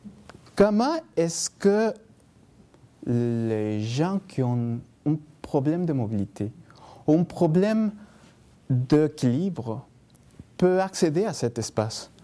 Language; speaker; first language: French; non-native, fluent; Spanish